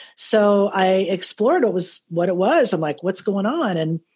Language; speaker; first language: English; native; English